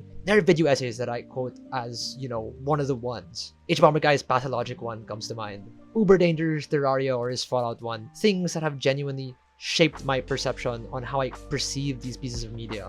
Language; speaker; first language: English; native; English